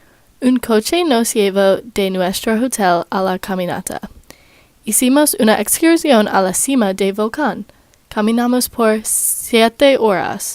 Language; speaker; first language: Spanish; non-native, learner; English